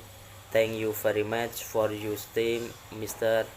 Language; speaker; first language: English; non-native, learner; Indonesian